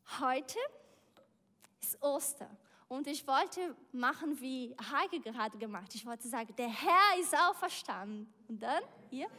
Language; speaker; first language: German; non-native, learner; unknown